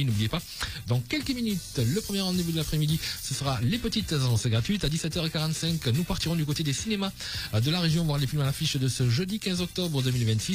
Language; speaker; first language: French; native; French